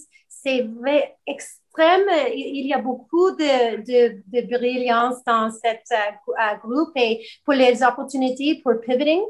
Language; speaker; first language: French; non-native, learner; English